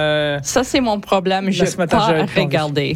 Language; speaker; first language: French; non-native, learner; English